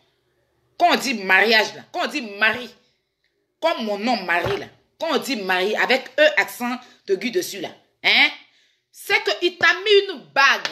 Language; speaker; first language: French; native; French